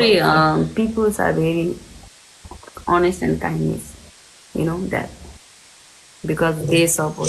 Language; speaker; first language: English; non-native, learner; Nepali